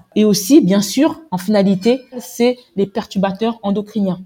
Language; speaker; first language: French; native; French